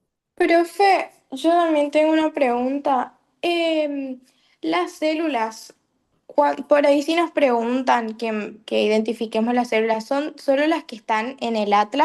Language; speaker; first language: Spanish; native; Spanish